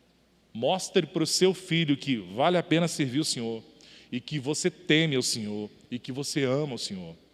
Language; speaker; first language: Portuguese; native; Portuguese